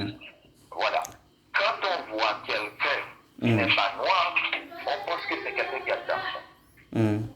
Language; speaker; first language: French; non-native, local second language; Haitian Creole